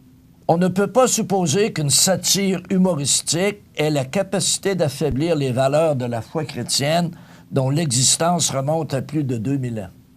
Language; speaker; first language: French; native; French